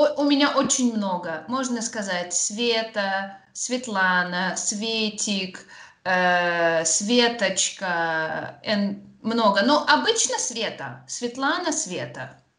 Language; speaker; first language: Russian; native; Russian